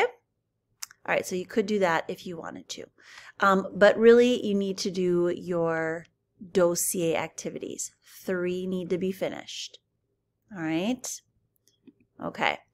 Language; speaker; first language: English; native; English